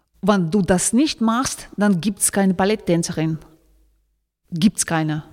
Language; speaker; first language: German; non-native, fluent; Russian